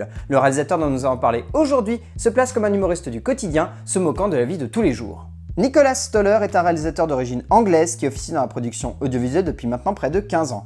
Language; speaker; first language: French; native; French